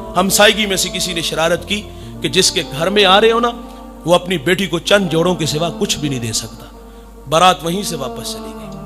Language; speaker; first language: Urdu; non-native, local second language; Punjabi